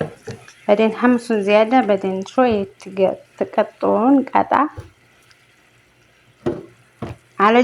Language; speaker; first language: Arabic; non-native, learner; Amharic